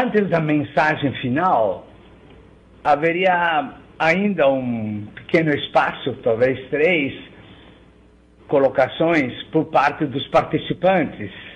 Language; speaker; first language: Portuguese; non-native, fluent; Italian